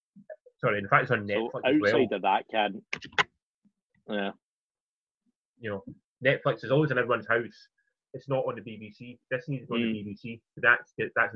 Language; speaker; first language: English; native; English